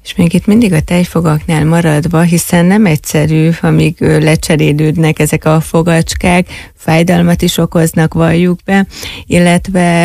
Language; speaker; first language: Hungarian; native; Hungarian